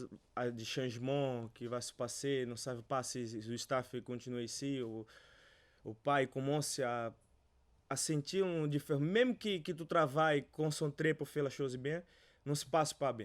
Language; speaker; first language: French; non-native, learner; Portuguese